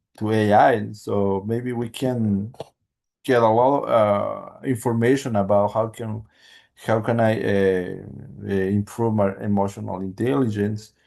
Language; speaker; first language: English; non-native, learner; Spanish